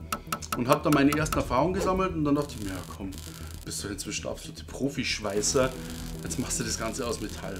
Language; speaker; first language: German; native; German